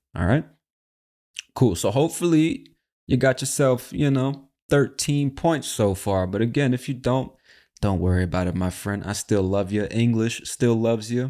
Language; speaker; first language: English; native; English